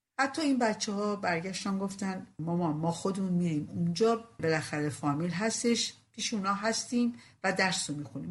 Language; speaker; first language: Persian; non-native, local second language; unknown